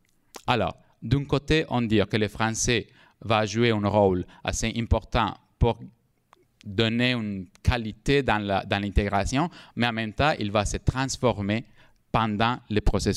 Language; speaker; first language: French; non-native, fluent; Spanish